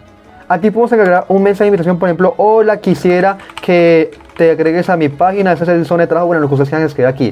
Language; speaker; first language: Spanish; native; Spanish